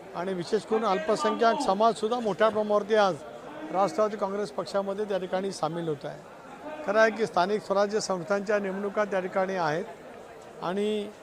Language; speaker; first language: Marathi; native; Marathi